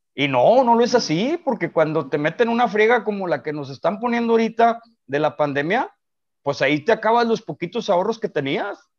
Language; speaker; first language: Spanish; native; Spanish